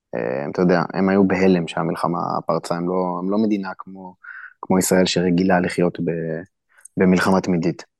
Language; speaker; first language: Hebrew; native; Hebrew